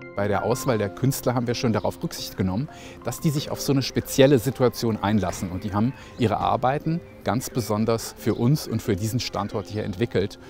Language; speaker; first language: German; native; German